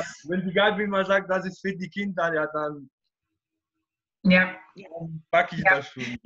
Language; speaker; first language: German; non-native, fluent; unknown